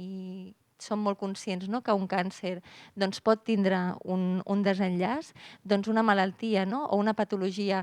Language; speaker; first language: Catalan; native; Catalan